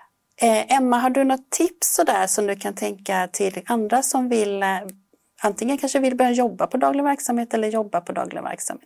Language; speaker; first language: Swedish; native; Swedish